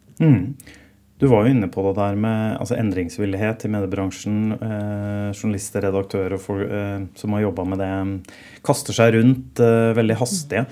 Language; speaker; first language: Norwegian; native; Norwegian